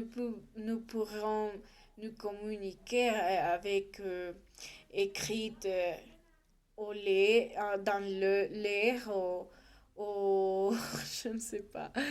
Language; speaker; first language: French; non-native, learner; Spanish